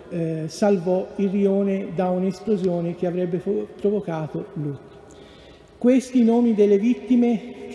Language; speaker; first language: Italian; native; Italian